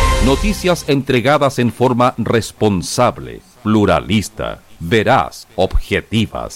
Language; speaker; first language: Spanish; native; Spanish